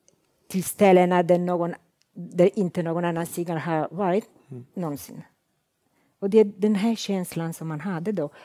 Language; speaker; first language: Swedish; non-native, fluent; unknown